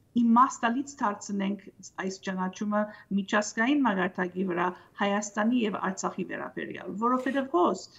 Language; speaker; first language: Armenian; early bilingual, heritage; Armenian